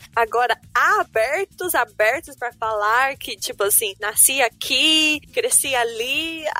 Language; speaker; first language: Portuguese; non-native, fluent; English